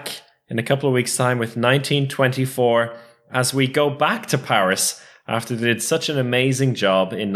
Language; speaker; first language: English; native; English